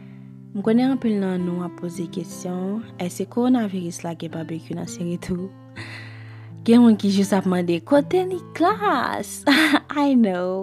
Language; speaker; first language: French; non-native, local second language; Haitian Creole